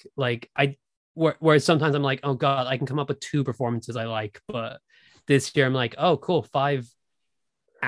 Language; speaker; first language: English; native; English